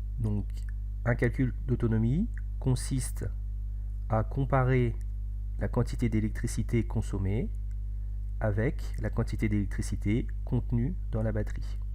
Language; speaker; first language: French; native; French